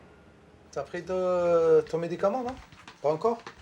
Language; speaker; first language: French; non-native, local second language; Arabic